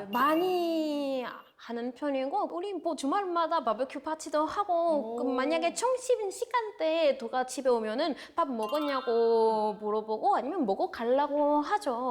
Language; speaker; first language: Korean; non-native, fluent; French